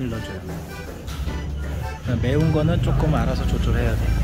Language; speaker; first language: Korean; native; Korean